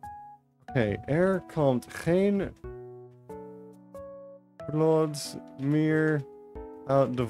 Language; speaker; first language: Dutch; non-native, learner; English